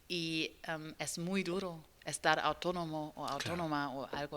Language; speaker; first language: Spanish; non-native, learner; German